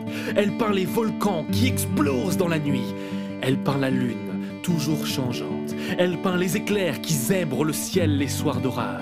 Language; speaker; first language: French; native; French